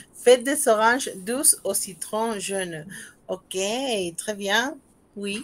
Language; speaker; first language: French; non-native, fluent; Spanish